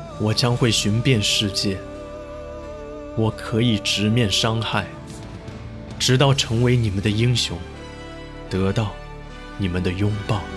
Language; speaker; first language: Chinese; native; Chinese